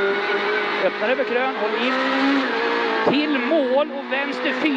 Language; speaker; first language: Swedish; native; Swedish